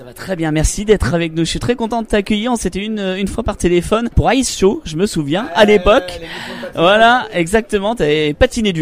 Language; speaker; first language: French; native; French